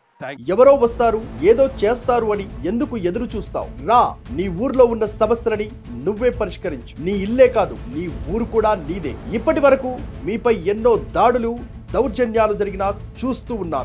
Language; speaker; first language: Telugu; native; Telugu